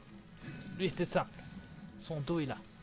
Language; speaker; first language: French; native; French